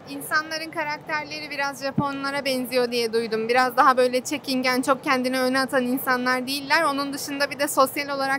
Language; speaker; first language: Turkish; native; Turkish